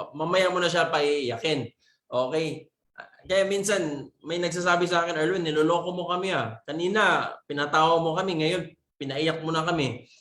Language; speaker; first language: Filipino; non-native, local second language; Cebuano